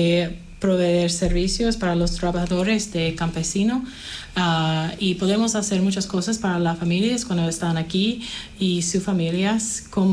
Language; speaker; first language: Spanish; non-native, fluent; English